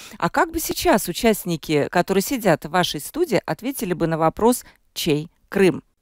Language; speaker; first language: Russian; native; Russian